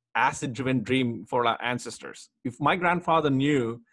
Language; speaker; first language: English; non-native, local second language; Telugu